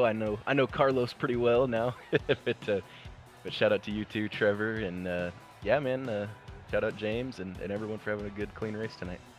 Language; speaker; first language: English; native; English